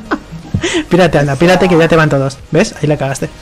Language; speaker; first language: Spanish; native; Spanish